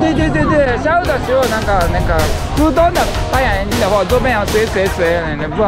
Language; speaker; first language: Chinese; non-native, learner; Japanese